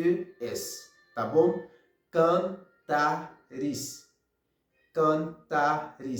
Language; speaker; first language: Portuguese; non-native, fluent; Haitian Creole